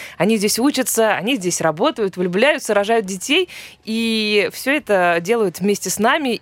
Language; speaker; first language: Russian; native; Russian